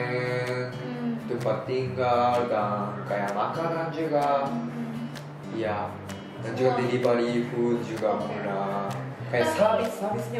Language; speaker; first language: Indonesian; non-native, learner; Japanese